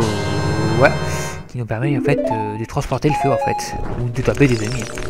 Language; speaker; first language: French; native; French